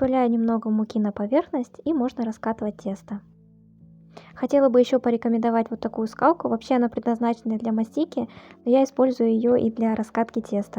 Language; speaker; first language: Russian; native; Russian